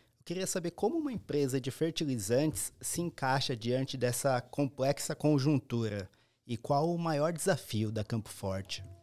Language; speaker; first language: Portuguese; native; Portuguese